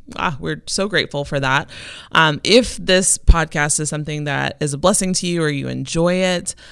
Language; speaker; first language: English; native; English